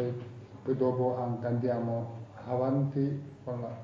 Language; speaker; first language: Italian; non-native, fluent; Tibetan